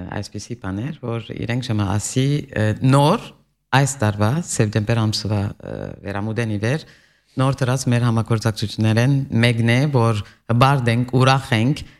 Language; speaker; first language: Armenian; early bilingual, heritage; Armenian